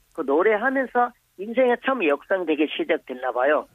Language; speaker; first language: Korean; non-native, fluent; Bangla